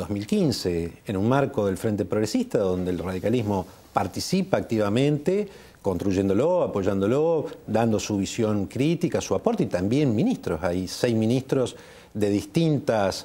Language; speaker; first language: Spanish; native; Spanish